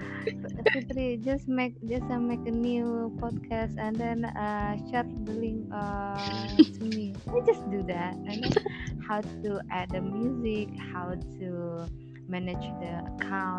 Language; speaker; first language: English; non-native, learner; Indonesian